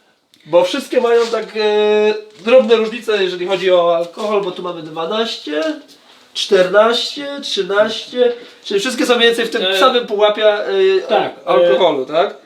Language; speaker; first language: Polish; native; Polish